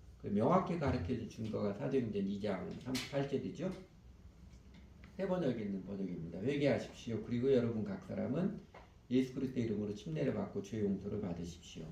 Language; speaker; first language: Korean; native; Korean